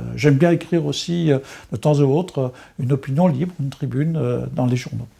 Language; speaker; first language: French; non-native, local second language; Swiss German